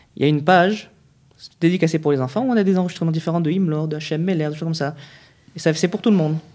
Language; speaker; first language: French; native; French